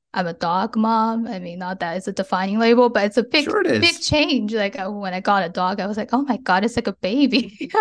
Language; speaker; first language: English; non-native, fluent; Chinese